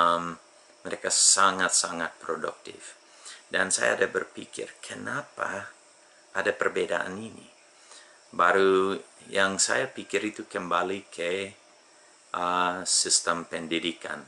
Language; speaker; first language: Indonesian; non-native, fluent; English